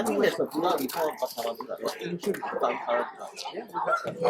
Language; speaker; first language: English; non-native, learner; Vietnamese